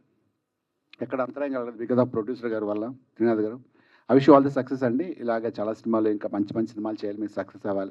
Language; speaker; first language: Telugu; native; Telugu